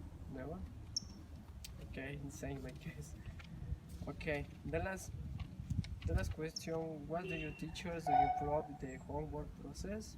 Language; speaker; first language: English; non-native, learner; Spanish